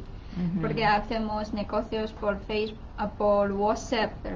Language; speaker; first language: Spanish; non-native, learner; Chinese